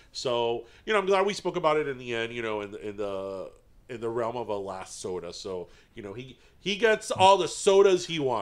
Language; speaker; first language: English; early bilingual, other home language; Spanish